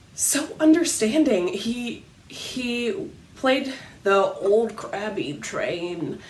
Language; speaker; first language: English; native; English